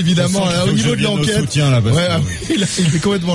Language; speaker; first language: French; native; French